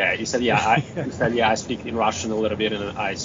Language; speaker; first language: English; non-native, fluent; Russian